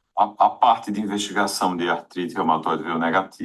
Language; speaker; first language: Portuguese; native; Portuguese